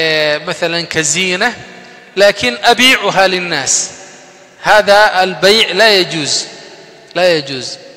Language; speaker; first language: Arabic; non-native, fluent; Somali